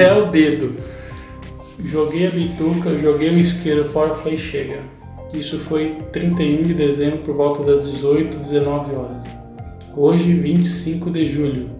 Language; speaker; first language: Portuguese; native; Portuguese